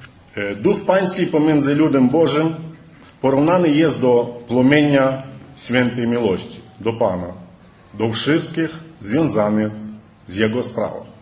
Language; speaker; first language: Polish; early bilingual, heritage; Polish